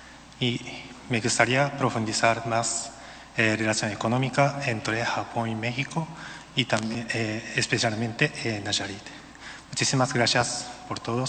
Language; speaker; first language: Spanish; non-native, learner; Japanese